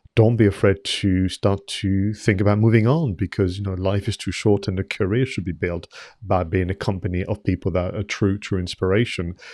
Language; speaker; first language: English; non-native, fluent; French